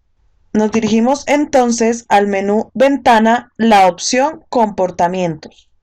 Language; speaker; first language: Spanish; native; Spanish